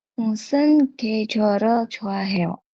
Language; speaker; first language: Korean; non-native, learner; Indonesian